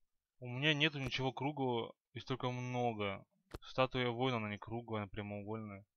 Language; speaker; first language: Russian; native; Russian